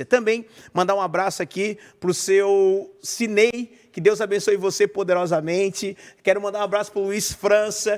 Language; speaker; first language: Portuguese; native; Portuguese